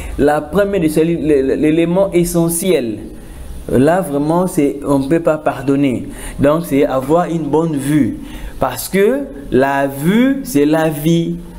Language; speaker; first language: French; non-native, local second language; Lingala